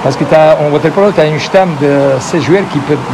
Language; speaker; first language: French; non-native, fluent; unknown